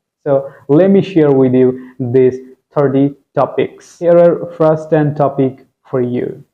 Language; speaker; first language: English; non-native, local second language; Bangla